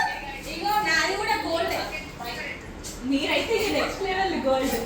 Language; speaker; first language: Telugu; native; Telugu